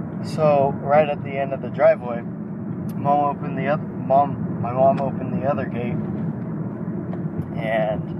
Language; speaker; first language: English; native; English